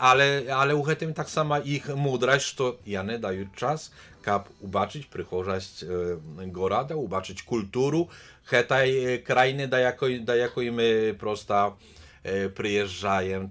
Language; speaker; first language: Polish; non-native, learner; Belarusian